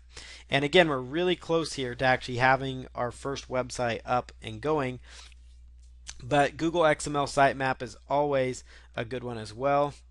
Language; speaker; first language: English; native; English